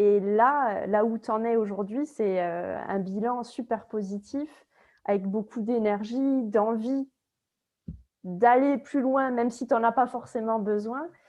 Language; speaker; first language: French; native; French